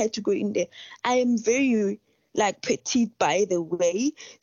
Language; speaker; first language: English; non-native, local second language; Northern Sotho